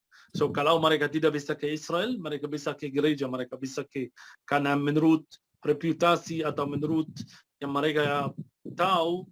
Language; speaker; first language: Indonesian; non-native, fluent; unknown